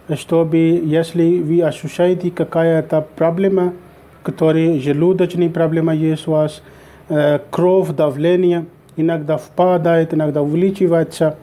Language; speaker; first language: Russian; non-native, learner; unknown